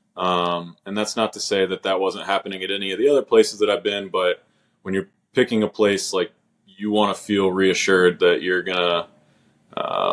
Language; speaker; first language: English; native; English